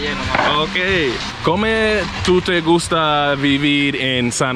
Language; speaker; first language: Spanish; non-native, learner; English